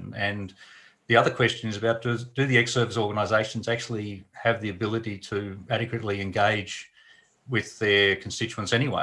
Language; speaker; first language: English; native; English